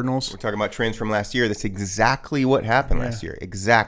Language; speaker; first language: English; native; English